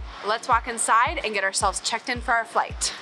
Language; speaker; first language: English; native; English